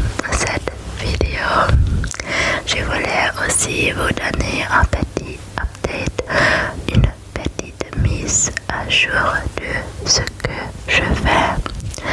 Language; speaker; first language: French; non-native, learner; German